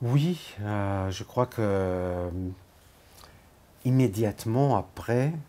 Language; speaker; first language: French; non-native, fluent; Hebrew